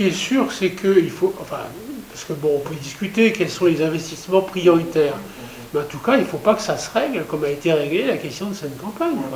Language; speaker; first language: French; native; French